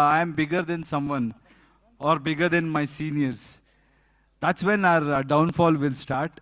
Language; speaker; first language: English; non-native, local second language; Kannada